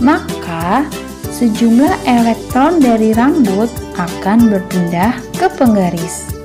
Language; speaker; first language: Indonesian; native; Indonesian